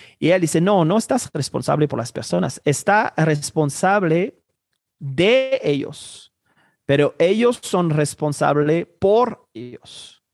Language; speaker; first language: Spanish; non-native, fluent; Haitian Creole